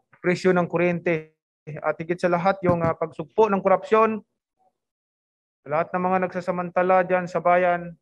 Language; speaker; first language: Filipino; non-native, local second language; Cebuano